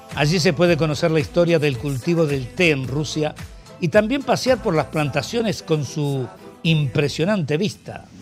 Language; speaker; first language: Spanish; native; Spanish